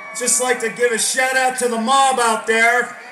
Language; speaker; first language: English; native; English